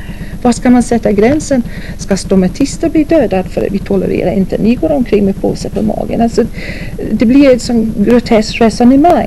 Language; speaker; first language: Swedish; non-native, fluent; English